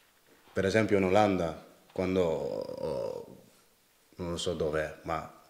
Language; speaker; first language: Italian; non-native, learner; Dutch